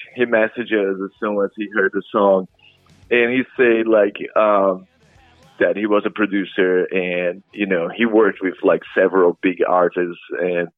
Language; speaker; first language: English; non-native, fluent; Portuguese